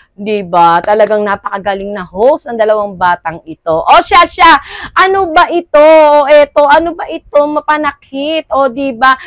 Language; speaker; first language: Filipino; native; Filipino